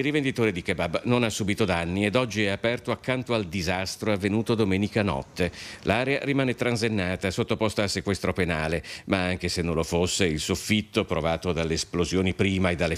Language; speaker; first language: Italian; native; Italian